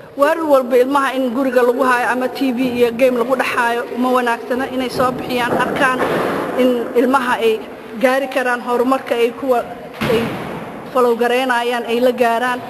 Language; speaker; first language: Somali; native; Somali